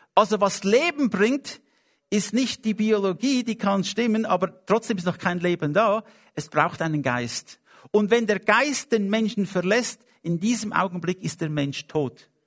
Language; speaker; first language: German; non-native, fluent; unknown